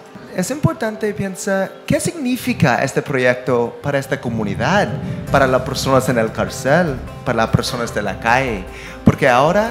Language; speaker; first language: Spanish; non-native, learner; English